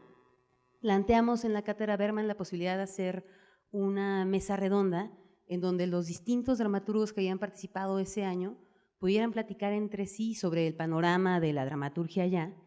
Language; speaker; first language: Spanish; native; Spanish